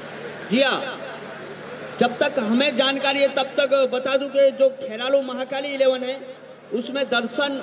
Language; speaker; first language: Hindi; non-native, local second language; Gujarati